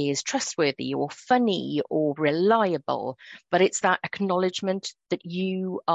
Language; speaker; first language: English; native; English